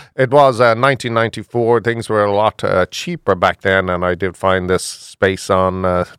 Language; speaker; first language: English; native; English